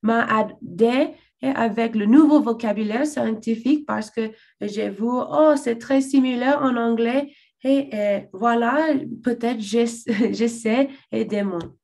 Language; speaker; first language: French; non-native, learner; English